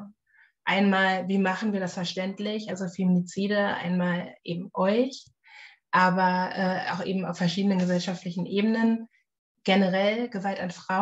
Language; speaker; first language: German; native; German